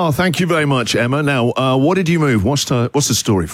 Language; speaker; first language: English; native; English